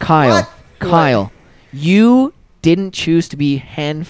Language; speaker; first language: English; native; English